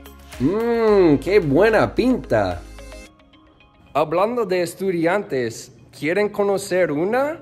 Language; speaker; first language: Spanish; non-native, fluent; English